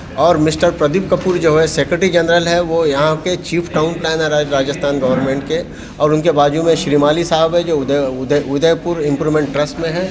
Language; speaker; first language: Hindi; non-native, local second language; Marathi